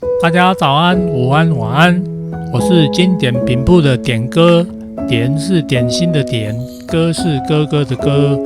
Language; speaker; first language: Chinese; native; Chinese